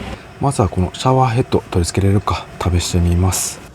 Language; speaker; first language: Japanese; native; Japanese